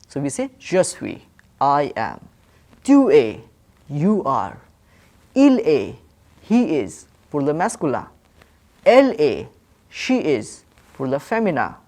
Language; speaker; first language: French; non-native, fluent; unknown